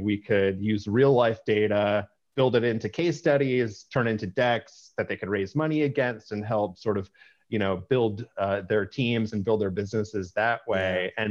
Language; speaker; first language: English; native; English